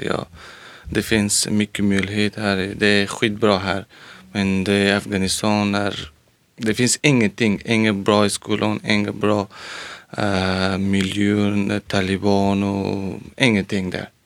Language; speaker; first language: Swedish; non-native, learner; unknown